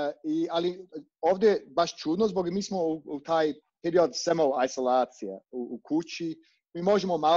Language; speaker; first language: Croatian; non-native, learner; English